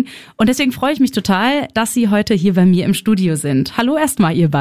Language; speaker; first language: German; native; German